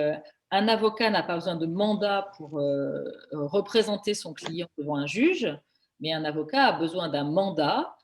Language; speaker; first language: French; native; French